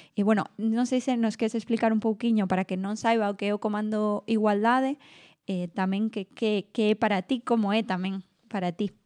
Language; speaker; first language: Galician; non-native, local second language; Spanish